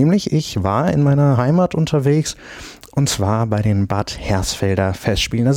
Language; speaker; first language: German; native; German